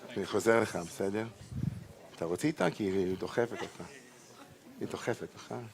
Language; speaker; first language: Hebrew; native; Hebrew